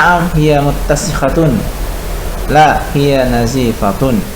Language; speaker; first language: Arabic; non-native, fluent; Indonesian